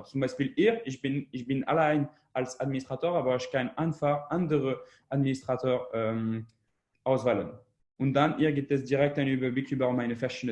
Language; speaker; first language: German; non-native, learner; French